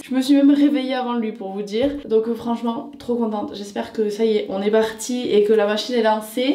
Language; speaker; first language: French; native; French